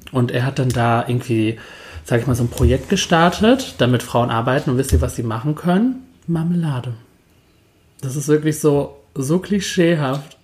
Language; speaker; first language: German; early bilingual, other home language; Turkish